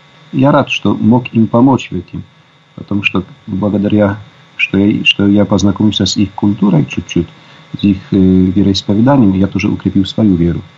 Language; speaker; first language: Russian; non-native, fluent; Polish